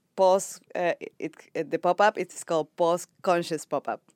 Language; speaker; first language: English; non-native, fluent; Spanish